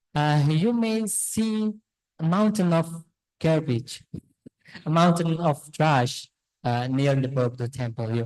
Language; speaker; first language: English; non-native, fluent; Indonesian